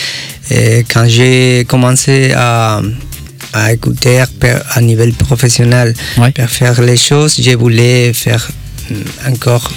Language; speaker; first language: French; non-native, learner; Spanish